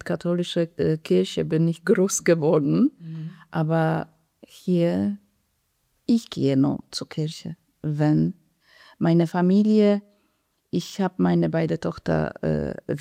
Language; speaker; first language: German; non-native, fluent; Polish